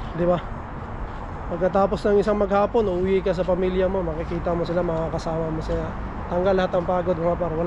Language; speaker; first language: Filipino; non-native, local second language; Cebuano